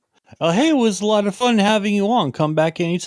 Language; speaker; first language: English; native; English